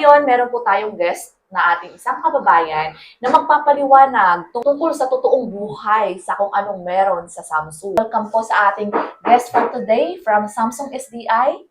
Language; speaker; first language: Filipino; native; Filipino